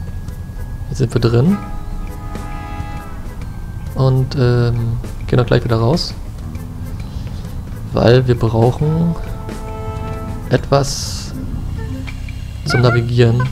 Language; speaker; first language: German; native; German